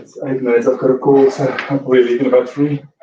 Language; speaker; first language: English; native; English